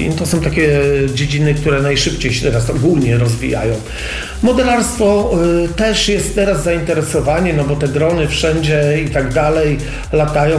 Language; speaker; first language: Polish; native; Polish